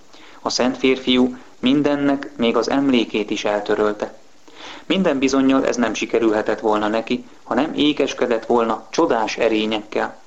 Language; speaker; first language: Hungarian; native; Hungarian